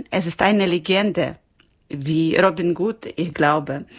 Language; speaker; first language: German; non-native, learner; Ukrainian